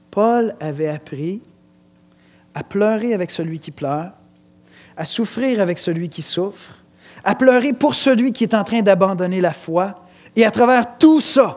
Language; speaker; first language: French; native; French